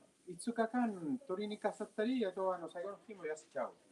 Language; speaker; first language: Japanese; non-native, learner; Spanish